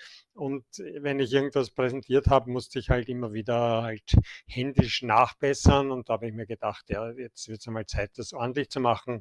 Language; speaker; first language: German; native; German